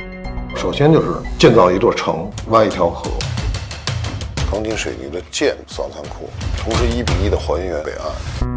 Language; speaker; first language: Chinese; native; Chinese